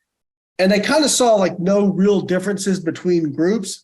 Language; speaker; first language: English; native; English